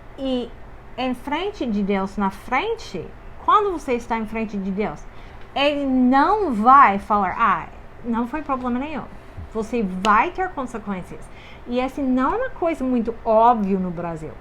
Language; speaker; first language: Portuguese; non-native, fluent; English